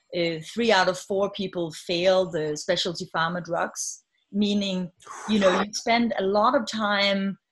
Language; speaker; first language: English; non-native, fluent; Danish